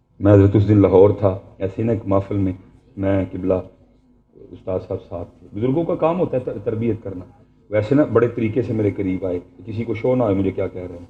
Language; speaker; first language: Urdu; non-native, local second language; Northern Hindko